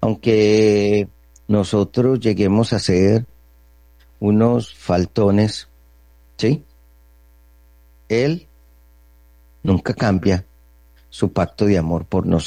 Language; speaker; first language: Spanish; native; Spanish